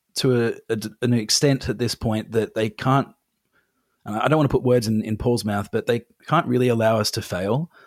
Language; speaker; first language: English; native; English